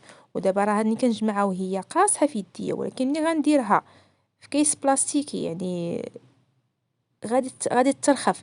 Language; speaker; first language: Arabic; native; Arabic